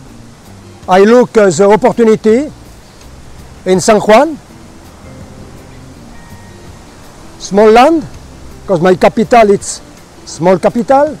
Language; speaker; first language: English; non-native, learner; French